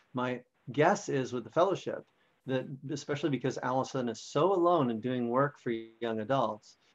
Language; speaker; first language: English; native; English